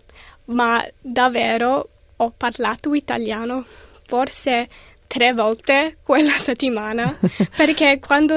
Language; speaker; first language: Italian; non-native, learner; English